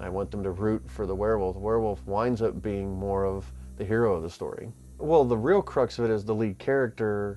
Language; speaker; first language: English; native; English